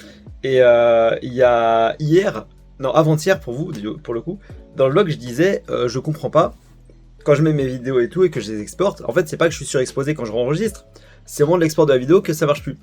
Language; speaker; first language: French; native; French